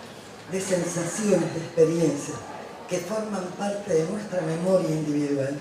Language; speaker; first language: Spanish; native; Spanish